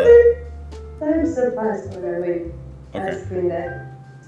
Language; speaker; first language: English; non-native, learner; Bosnian